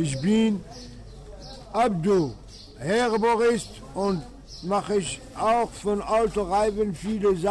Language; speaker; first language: German; non-native, learner; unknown